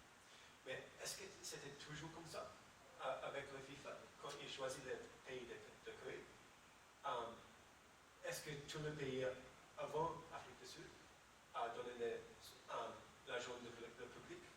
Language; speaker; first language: French; non-native, learner; English